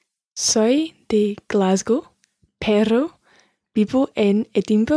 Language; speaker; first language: Spanish; non-native, learner; English